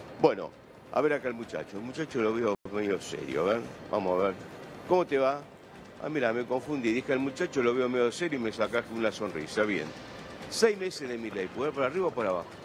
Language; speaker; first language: Spanish; native; Spanish